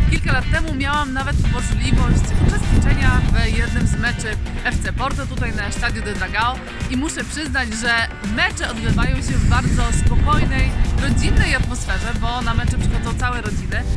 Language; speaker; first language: Polish; native; Polish